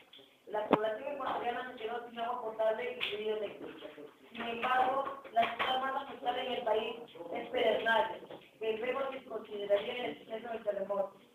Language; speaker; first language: Spanish; native; Spanish